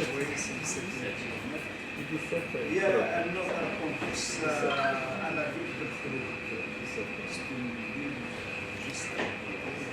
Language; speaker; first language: French; non-native, local second language; Arabic